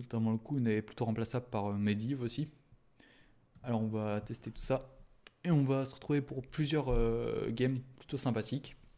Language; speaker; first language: French; native; French